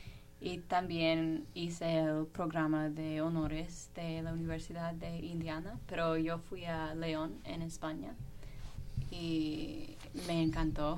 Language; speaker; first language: Spanish; non-native, fluent; English